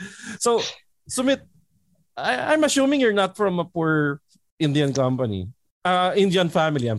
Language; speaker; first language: English; non-native, local second language; Filipino